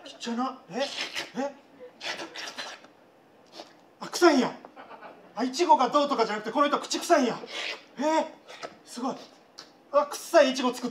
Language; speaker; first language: Japanese; native; Japanese